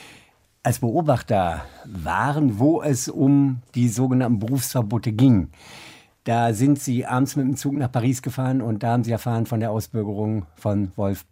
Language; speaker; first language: German; native; German